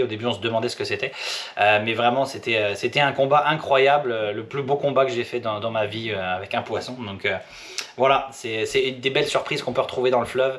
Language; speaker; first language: French; native; French